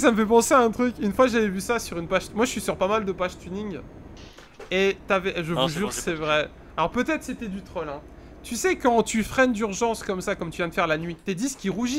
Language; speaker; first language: French; native; French